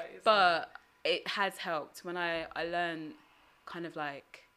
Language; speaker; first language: English; native; English